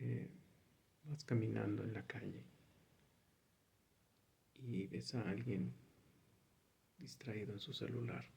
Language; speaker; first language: Spanish; native; Spanish